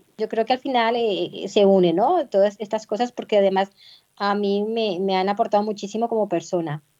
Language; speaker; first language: Spanish; native; Spanish